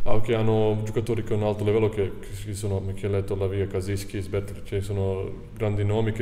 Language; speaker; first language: Italian; non-native, fluent; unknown